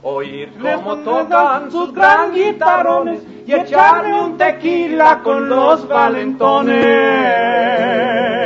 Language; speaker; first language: Spanish; early bilingual, heritage; Spanish